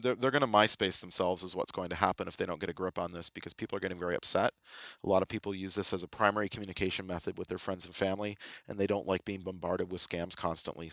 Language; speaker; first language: English; native; English